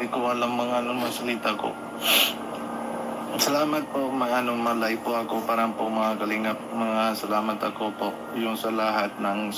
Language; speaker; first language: Filipino; non-native, learner; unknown